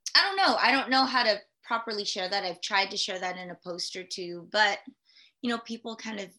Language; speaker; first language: English; early bilingual, other home language; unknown